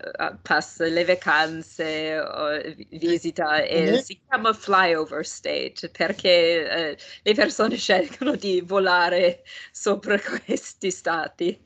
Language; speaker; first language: Italian; non-native, fluent; English